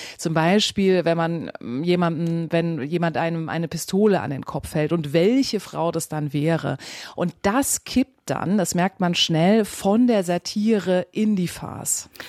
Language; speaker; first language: German; native; German